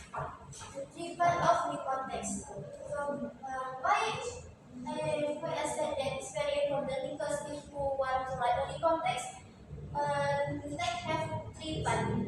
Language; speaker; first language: English; non-native, learner; Indonesian